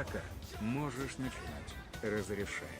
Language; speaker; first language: Russian; native; Russian